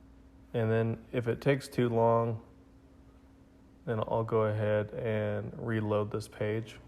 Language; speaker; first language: English; native; English